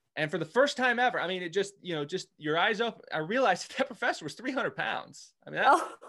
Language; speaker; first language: English; native; English